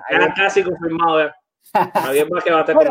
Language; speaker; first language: Spanish; native; Spanish